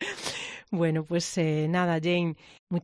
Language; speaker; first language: Spanish; native; Spanish